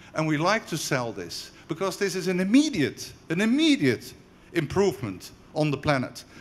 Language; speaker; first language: English; non-native, fluent; Dutch